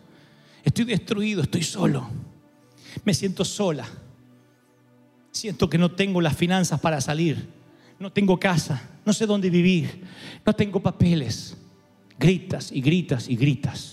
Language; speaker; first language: Spanish; native; Spanish